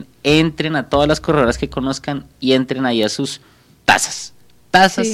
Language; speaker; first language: Spanish; native; Spanish